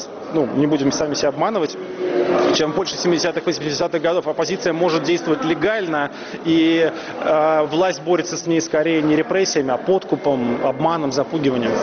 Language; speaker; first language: Russian; native; Russian